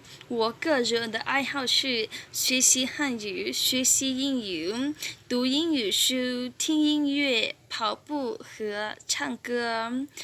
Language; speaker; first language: Chinese; non-native, learner; Hmong